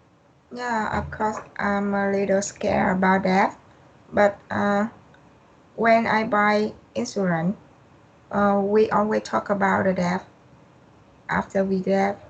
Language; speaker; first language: English; non-native, learner; Vietnamese